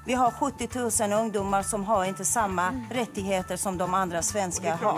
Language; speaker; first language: Swedish; non-native, fluent; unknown